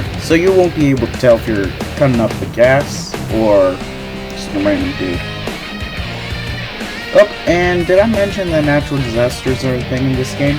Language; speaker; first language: English; native; English